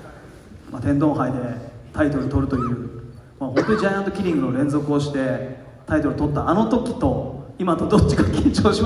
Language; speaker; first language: Japanese; native; Japanese